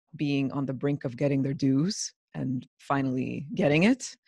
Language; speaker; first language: English; native; English